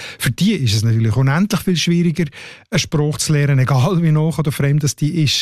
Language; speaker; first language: German; native; German